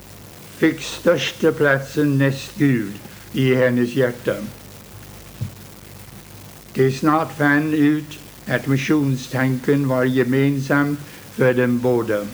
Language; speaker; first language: Swedish; early bilingual, heritage; Swedish